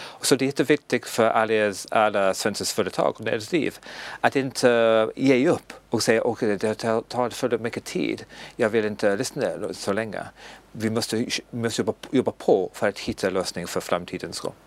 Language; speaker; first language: Swedish; non-native, learner; English